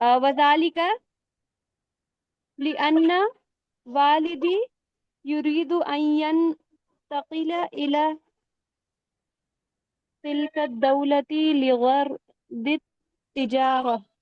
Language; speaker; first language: Arabic; non-native, learner; Urdu